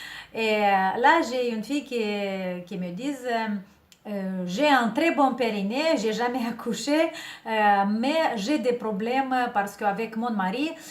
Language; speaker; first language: French; non-native, fluent; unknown